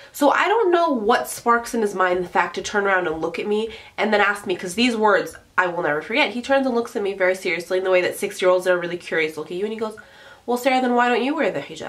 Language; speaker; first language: English; early bilingual, other home language; French